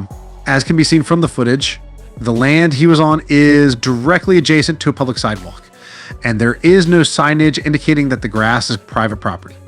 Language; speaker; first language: English; native; English